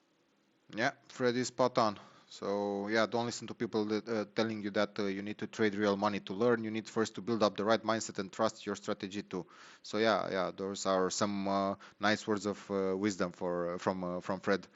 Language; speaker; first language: English; non-native, fluent; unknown